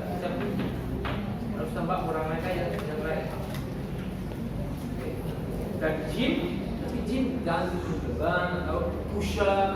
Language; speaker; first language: Indonesian; non-native, learner; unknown